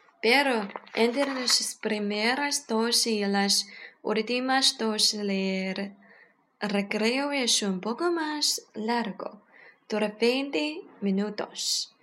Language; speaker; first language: Spanish; non-native, learner; Chinese